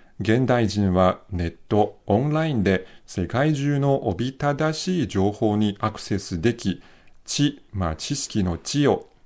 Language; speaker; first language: Japanese; non-native, fluent; Chinese